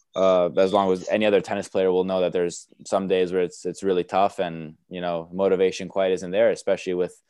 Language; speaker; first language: English; early bilingual, other home language; Romanian